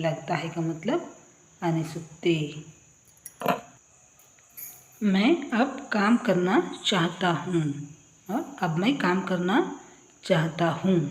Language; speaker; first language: Hindi; non-native, local second language; Kannada